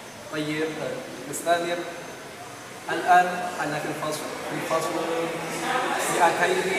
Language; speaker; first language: Arabic; non-native, learner; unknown